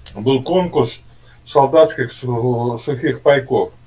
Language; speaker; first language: Russian; native; Russian